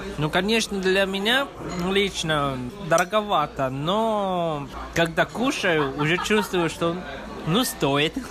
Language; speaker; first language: Russian; non-native, learner; Chinese